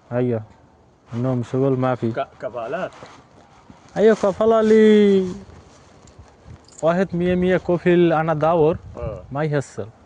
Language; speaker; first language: Arabic; non-native, learner; Bangla